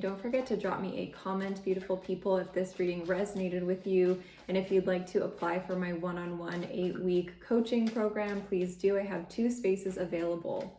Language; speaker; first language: English; native; English